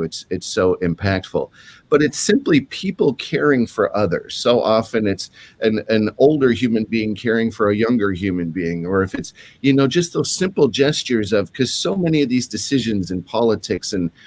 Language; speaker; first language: English; native; English